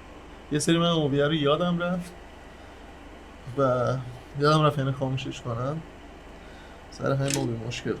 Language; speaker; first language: Persian; native; Persian